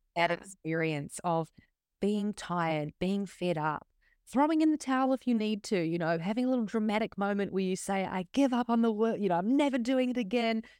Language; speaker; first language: English; native; English